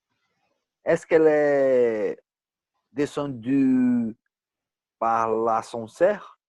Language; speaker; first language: French; non-native, learner; Portuguese